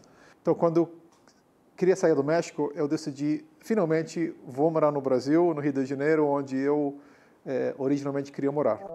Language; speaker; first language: Portuguese; non-native, fluent; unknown